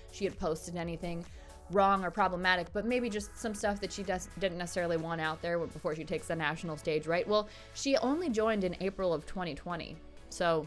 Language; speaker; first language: English; native; English